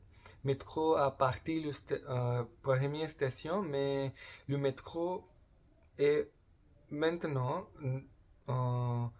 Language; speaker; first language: French; non-native, learner; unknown